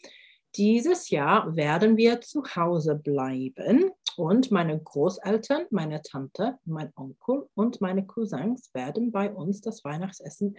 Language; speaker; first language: German; non-native, fluent; English